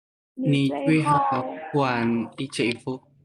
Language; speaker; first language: Chinese; non-native, learner; Indonesian